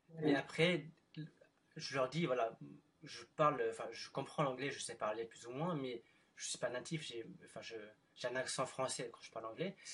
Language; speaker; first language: French; non-native, fluent; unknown